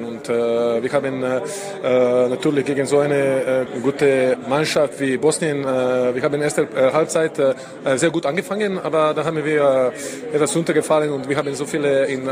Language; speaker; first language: German; non-native, learner; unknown